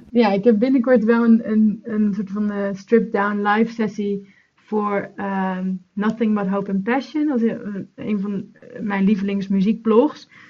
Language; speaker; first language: Dutch; native; Dutch